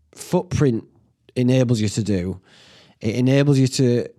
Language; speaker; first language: English; native; English